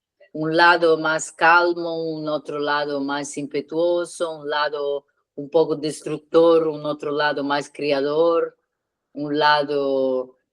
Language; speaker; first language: Spanish; non-native, learner; Italian